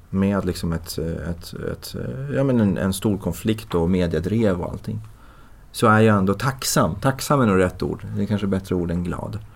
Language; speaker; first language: Swedish; early bilingual, other home language; Persian